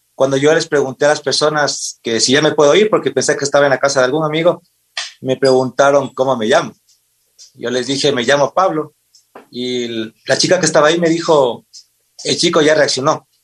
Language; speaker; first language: Spanish; native; Spanish